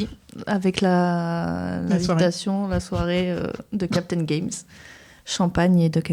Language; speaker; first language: French; native; French